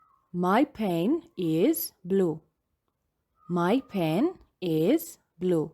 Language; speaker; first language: English; non-native, fluent; Amharic